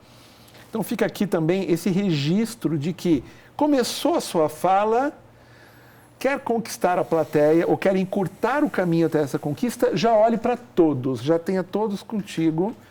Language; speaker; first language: Portuguese; native; Portuguese